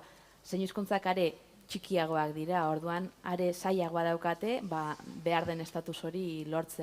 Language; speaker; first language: Basque; native; Basque